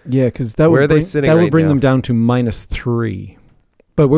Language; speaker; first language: English; native; English